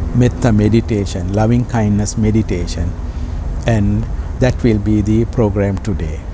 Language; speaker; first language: English; non-native, local second language; Sinhala